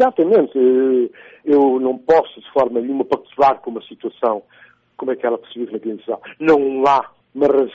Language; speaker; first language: Portuguese; non-native, local second language; Upper Guinea Crioulo